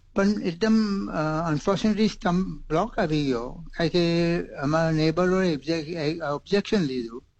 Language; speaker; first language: Gujarati; native; Gujarati